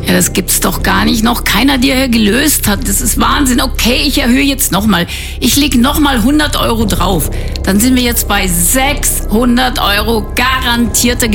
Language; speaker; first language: German; native; German